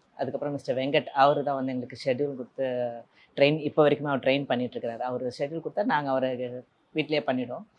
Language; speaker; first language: Tamil; native; Tamil